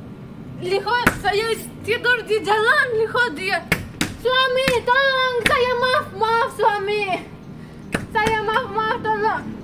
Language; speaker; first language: Indonesian; non-native, learner; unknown